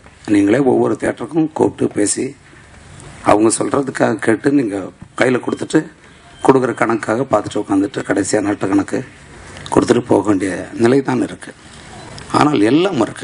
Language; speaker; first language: Tamil; native; Tamil